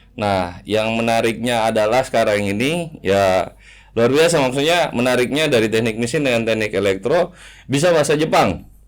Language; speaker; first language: Indonesian; native; Indonesian